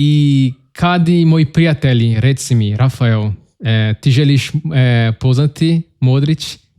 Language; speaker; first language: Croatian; non-native, learner; Portuguese